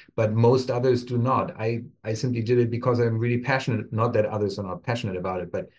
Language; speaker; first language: English; non-native, fluent; German